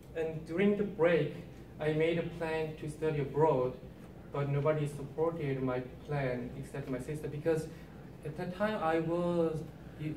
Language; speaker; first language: English; non-native, learner; Korean